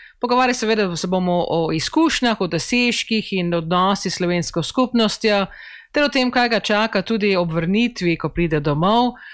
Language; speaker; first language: Slovenian; early bilingual, heritage; Slovenian